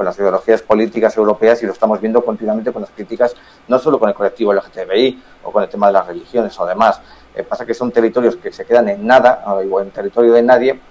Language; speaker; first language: Spanish; native; Spanish